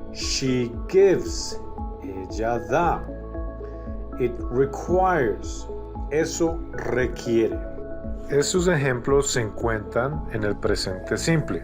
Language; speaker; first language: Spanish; non-native, fluent; English